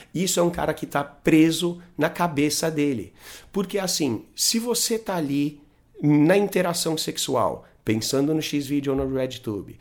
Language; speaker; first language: Portuguese; non-native, fluent; English